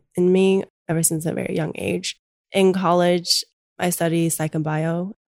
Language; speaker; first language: English; early bilingual, other home language; Chinese